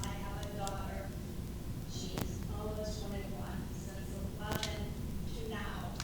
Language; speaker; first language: English; early bilingual, other home language; Italian